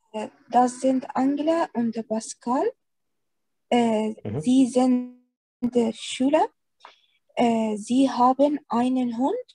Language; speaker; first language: German; non-native, learner; Arabic